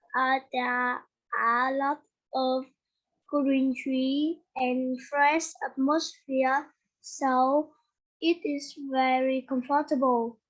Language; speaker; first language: English; non-native, learner; Vietnamese